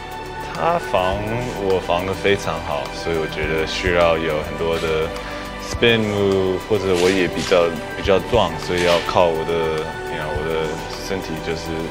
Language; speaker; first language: Chinese; early bilingual, heritage; English